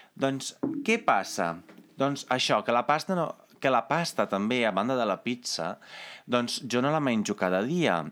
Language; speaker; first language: Catalan; non-native, fluent; Italian